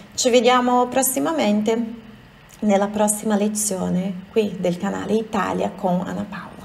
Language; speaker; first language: Portuguese; native; Portuguese